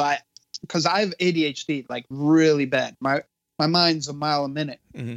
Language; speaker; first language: English; native; English